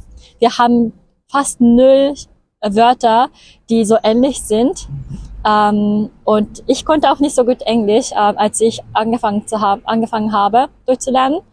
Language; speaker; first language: German; non-native, fluent; Japanese